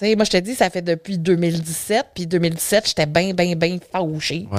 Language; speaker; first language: French; native; French